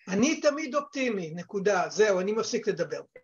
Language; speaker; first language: Hebrew; native; Hebrew